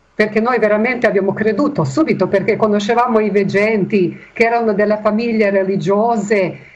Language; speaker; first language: Italian; non-native, fluent; Bosnian